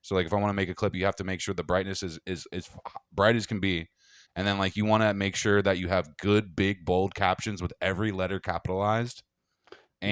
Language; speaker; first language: English; native; English